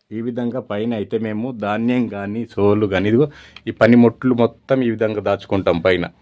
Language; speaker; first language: Telugu; non-native, local second language; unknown